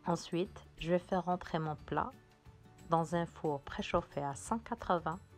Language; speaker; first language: French; non-native, local second language; Arabic